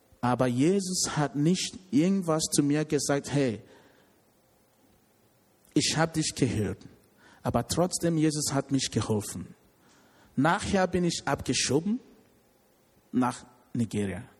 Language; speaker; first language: German; non-native, learner; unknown